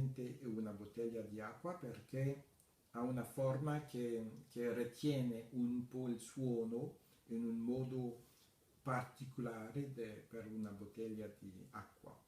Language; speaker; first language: Italian; non-native, fluent; French